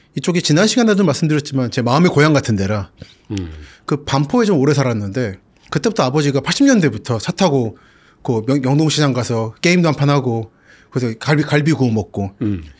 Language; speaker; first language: Korean; native; Korean